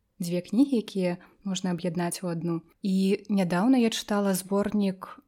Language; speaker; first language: Belarusian; native; Belarusian